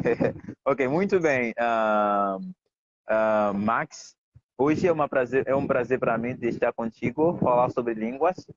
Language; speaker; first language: Portuguese; non-native, learner; Haitian Creole